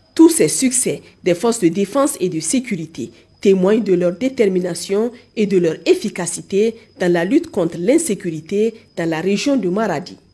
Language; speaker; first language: French; non-native, local second language; Hausa